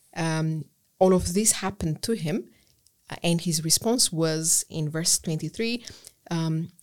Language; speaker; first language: English; non-native, fluent; Amharic